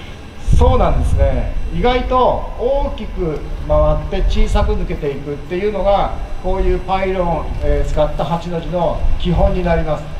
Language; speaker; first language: Japanese; native; Japanese